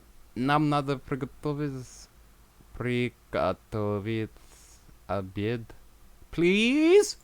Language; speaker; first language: Russian; non-native, learner; English